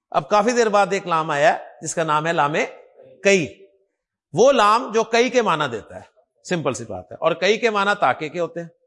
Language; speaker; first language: Urdu; native; Urdu